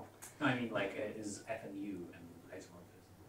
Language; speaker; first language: English; non-native, fluent; Polish